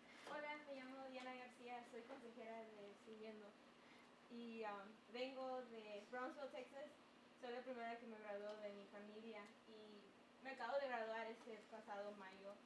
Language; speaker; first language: Spanish; early bilingual, heritage; Spanish